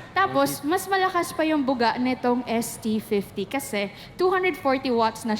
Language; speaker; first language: Filipino; native; Filipino